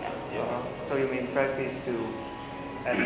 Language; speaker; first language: English; non-native, learner; Chinese